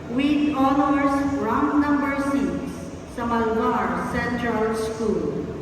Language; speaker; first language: Filipino; native; Filipino